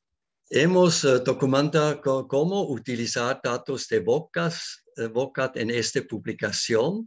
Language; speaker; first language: Spanish; non-native, learner; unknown